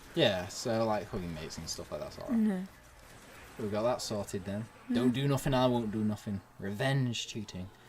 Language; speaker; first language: English; native; English